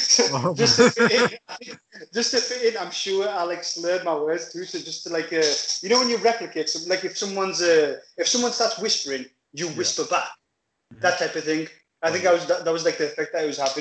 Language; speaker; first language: English; native; English